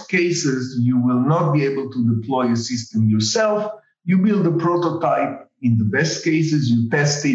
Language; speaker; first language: English; non-native, fluent; Spanish